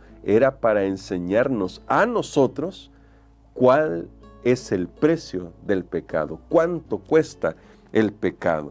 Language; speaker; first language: Spanish; native; Spanish